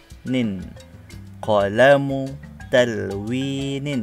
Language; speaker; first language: Arabic; non-native, fluent; Malay